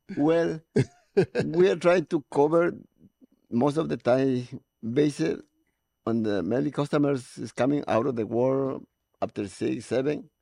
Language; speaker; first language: English; non-native, learner; Spanish